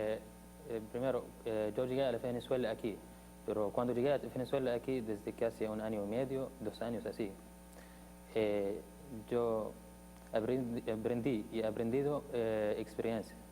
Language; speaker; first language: Spanish; non-native, fluent; Arabic